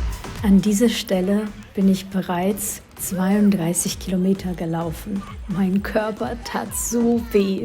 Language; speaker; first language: German; non-native, fluent; Russian